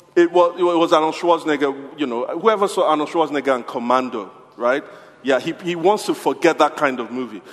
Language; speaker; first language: English; non-native, local second language; Yoruba